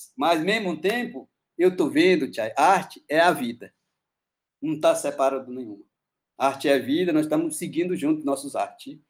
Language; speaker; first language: Portuguese; non-native, local second language; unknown